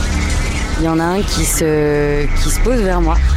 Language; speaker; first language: French; native; French